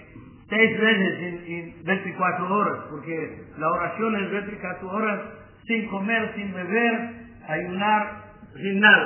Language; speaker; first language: Spanish; non-native, learner; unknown